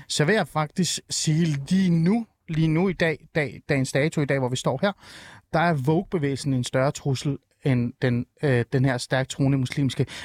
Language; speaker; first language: Danish; early bilingual, other home language; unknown